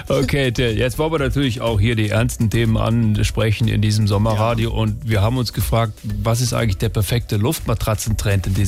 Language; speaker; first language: German; native; German